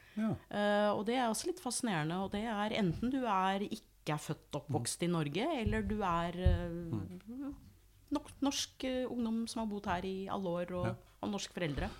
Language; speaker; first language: Norwegian; non-native, fluent; English